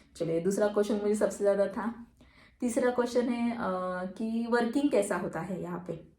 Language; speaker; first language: Hindi; non-native, local second language; Marathi